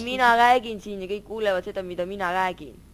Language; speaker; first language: Estonian; native; Estonian